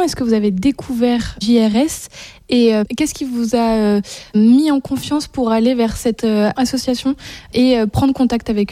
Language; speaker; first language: French; native; French